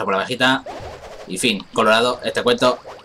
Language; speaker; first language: Spanish; native; Spanish